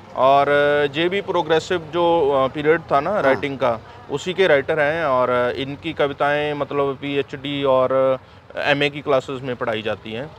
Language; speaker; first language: Hindi; native; Hindi